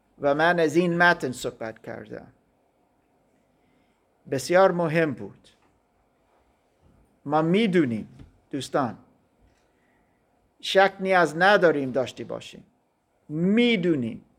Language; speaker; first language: Persian; non-native, learner; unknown